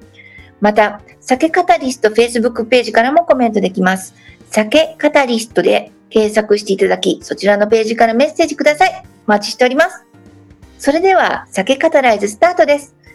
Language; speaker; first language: Japanese; native; Japanese